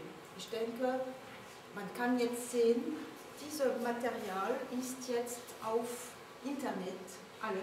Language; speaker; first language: German; non-native, learner; French